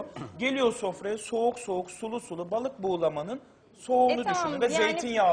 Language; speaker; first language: Turkish; native; Turkish